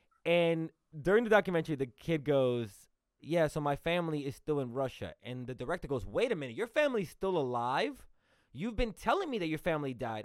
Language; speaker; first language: English; early bilingual, other home language; Spanish